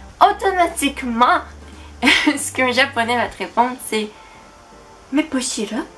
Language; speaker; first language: French; native; French